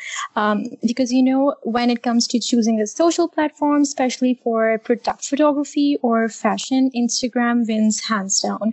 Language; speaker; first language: English; non-native, local second language; Urdu